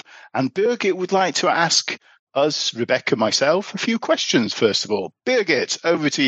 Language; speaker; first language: English; native; English